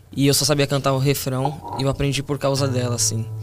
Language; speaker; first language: Portuguese; native; Portuguese